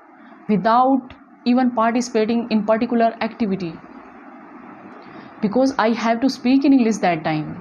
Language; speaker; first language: English; non-native, local second language; Hindi